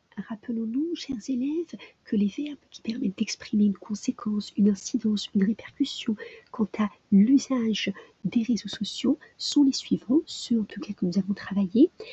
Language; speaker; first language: French; native; French